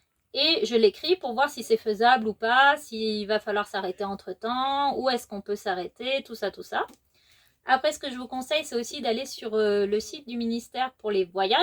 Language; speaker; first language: French; native; French